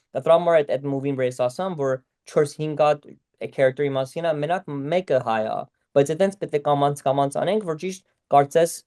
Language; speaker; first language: Armenian; early bilingual, heritage; Armenian